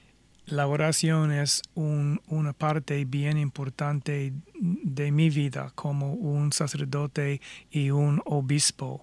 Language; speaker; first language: Spanish; non-native, fluent; English